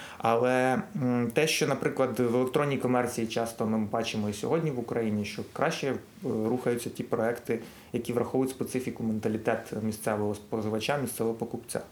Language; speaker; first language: Ukrainian; native; Ukrainian